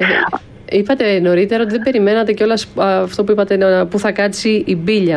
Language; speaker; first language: Greek; native; Greek